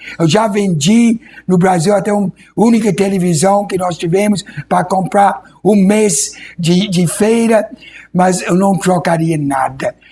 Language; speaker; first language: Portuguese; non-native, fluent; English